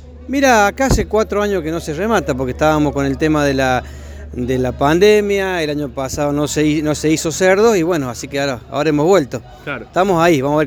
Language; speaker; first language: Spanish; native; Spanish